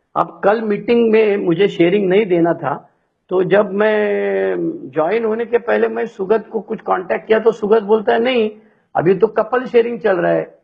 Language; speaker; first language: Hindi; non-native, local second language; Marathi